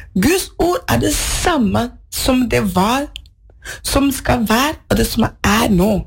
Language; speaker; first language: Norwegian; non-native, fluent; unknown